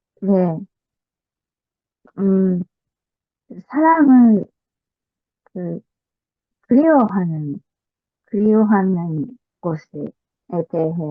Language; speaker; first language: Korean; non-native, fluent; Japanese